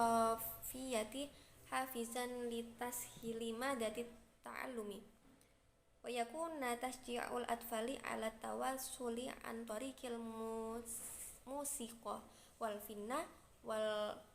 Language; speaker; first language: Arabic; non-native, learner; Indonesian